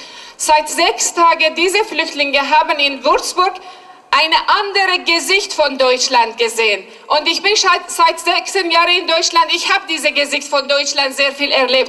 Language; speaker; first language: German; non-native, fluent; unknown